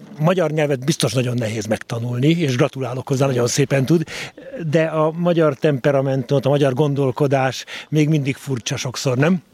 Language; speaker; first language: Hungarian; native; Hungarian